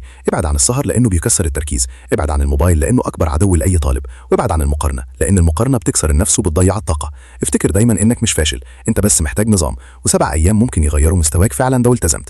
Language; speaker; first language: Arabic; native; Arabic